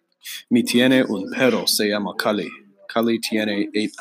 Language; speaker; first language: Spanish; non-native, learner; English